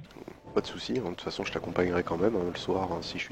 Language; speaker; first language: French; native; French